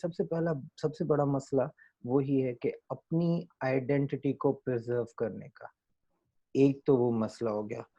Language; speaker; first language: Urdu; non-native, local second language; Sindhi